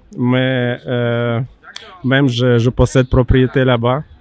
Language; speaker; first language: French; non-native, learner; Ukrainian